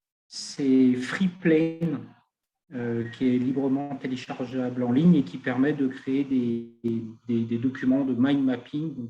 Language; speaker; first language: French; native; French